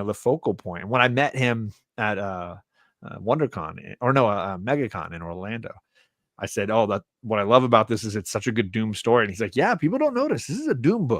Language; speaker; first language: English; native; English